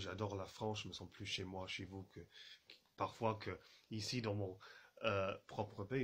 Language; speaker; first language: French; non-native, fluent; English